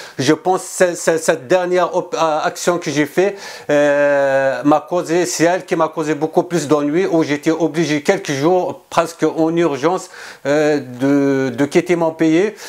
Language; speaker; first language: French; non-native, local second language; Kabyle